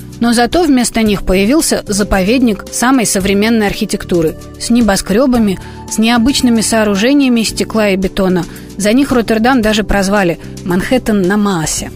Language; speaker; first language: Russian; native; Russian